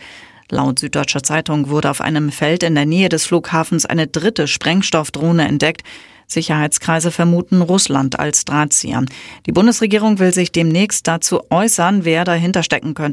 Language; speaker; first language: German; native; German